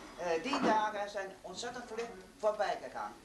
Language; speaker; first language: Dutch; non-native, learner; Estonian